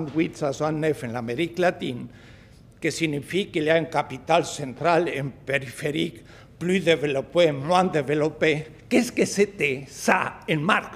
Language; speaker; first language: French; non-native, fluent; Spanish